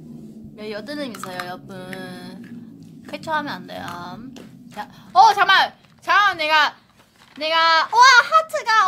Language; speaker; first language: Korean; non-native, learner; Chinese